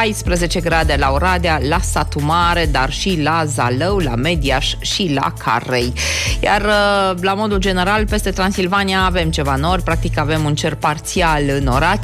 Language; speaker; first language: Romanian; native; Romanian